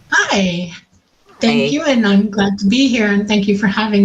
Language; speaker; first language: English; native; English